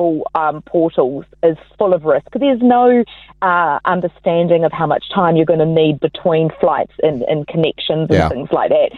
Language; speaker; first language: English; native; English